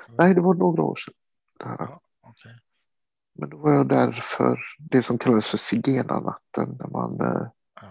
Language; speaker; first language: Swedish; early bilingual, other home language; Romany